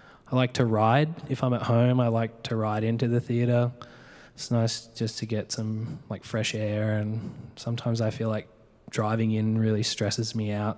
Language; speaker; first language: English; native; English